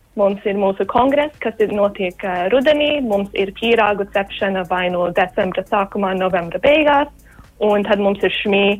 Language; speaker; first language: Latvian; early bilingual, heritage; Latvian